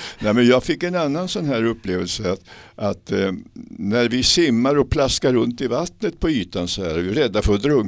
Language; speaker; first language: Swedish; native; Swedish